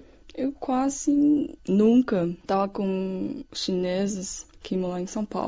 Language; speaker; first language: Portuguese; non-native, fluent; Chinese